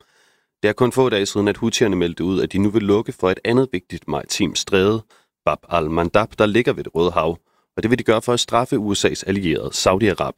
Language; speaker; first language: Danish; native; Danish